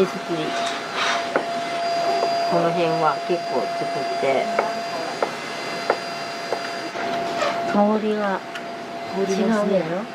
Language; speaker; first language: Japanese; native; Japanese